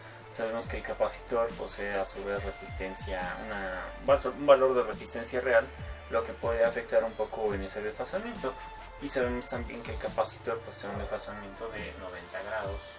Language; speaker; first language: Spanish; native; Spanish